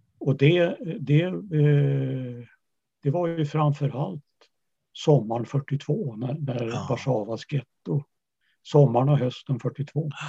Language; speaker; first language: Swedish; early bilingual, other home language; Yiddish